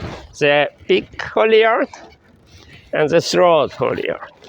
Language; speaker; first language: English; non-native, fluent; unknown